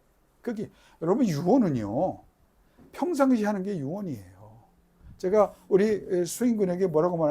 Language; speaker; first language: Korean; native; Korean